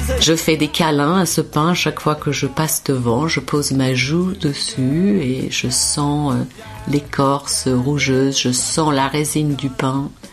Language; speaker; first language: French; non-native, fluent; English